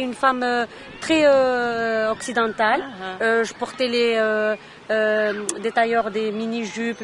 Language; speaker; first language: French; non-native, local second language; Arabic